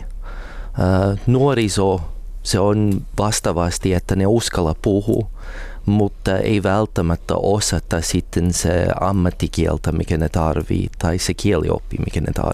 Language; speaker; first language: Finnish; non-native, learner; English